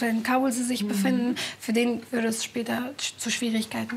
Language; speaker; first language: German; non-native, fluent; Persian